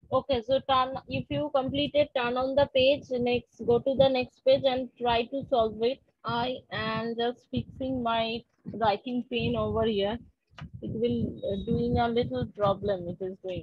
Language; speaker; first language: English; non-native, local second language; Bangla